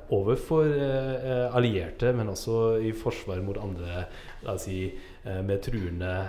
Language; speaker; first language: Norwegian; non-native, fluent; German